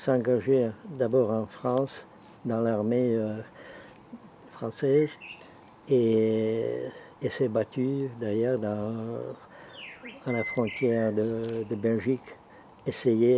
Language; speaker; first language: French; non-native, fluent; Czech